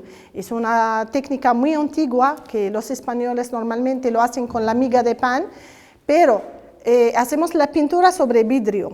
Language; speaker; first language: Spanish; non-native, learner; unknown